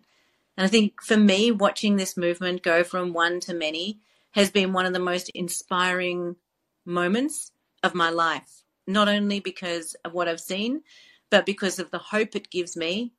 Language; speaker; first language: English; native; English